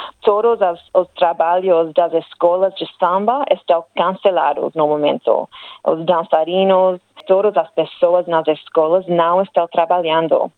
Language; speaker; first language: Portuguese; non-native, learner; English